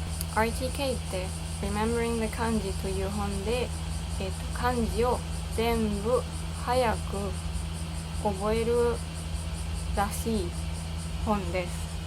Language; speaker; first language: Japanese; non-native, learner; German